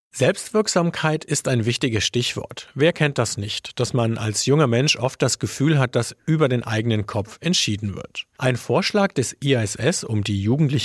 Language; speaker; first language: German; native; German